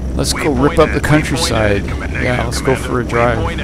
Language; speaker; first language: English; native; English